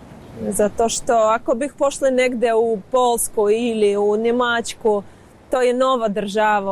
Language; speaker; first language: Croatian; non-native, learner; Ukrainian